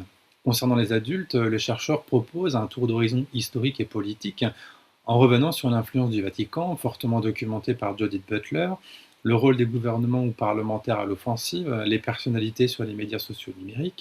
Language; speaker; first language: French; native; French